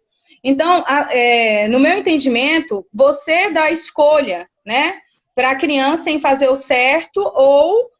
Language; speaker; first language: Portuguese; native; Portuguese